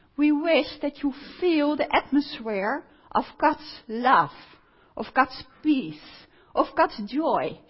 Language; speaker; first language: English; non-native, fluent; Dutch